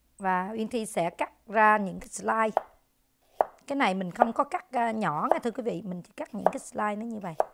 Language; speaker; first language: Vietnamese; native; Vietnamese